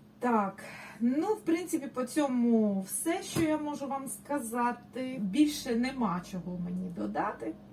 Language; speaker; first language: Ukrainian; non-native, local second language; Russian